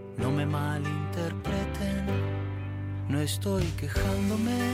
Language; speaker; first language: Spanish; native; Spanish